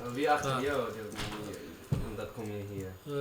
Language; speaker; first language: Dutch; non-native, learner; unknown